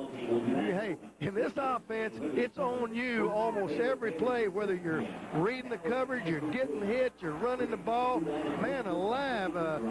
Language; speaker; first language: English; native; English